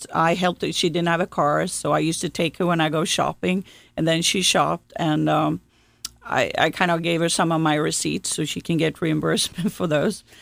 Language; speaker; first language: English; non-native, fluent; Swedish